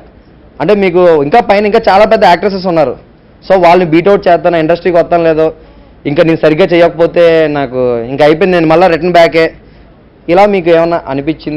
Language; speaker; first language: Telugu; native; Telugu